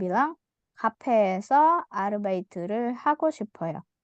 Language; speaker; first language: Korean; non-native, fluent; Indonesian